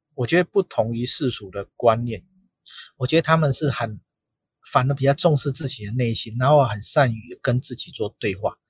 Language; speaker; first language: Chinese; native; Chinese